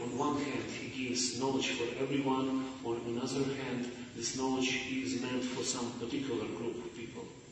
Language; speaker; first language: English; non-native, fluent; Russian